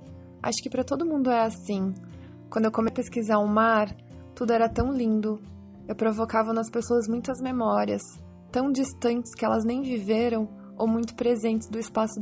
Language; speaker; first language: Portuguese; native; Portuguese